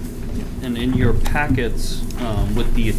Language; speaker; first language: English; native; English